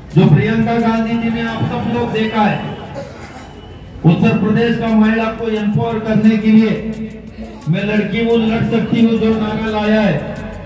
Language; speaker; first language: Hindi; non-native, local second language; Kannada